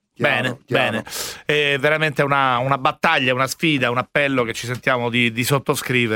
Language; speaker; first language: Italian; native; Italian